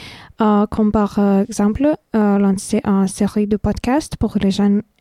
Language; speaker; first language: French; non-native, fluent; Lithuanian